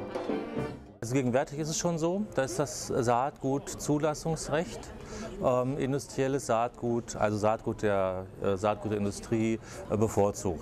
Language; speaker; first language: German; native; German